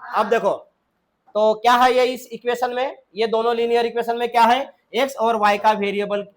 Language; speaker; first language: Hindi; non-native, local second language; Marathi